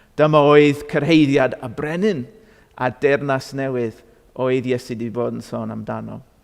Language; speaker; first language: Welsh; non-native, fluent; English